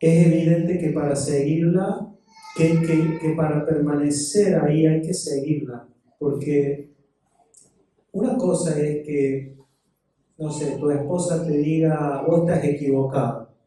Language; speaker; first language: Spanish; native; Spanish